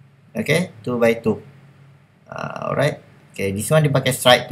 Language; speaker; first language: English; non-native, local second language; Malay